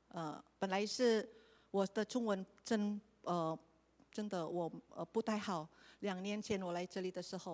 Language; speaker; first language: Chinese; non-native, learner; Indonesian